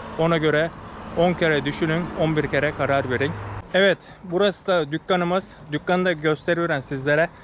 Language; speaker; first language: Turkish; native; Turkish